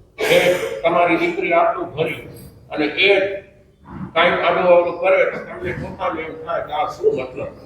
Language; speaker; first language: Gujarati; non-native, local second language; Kachhi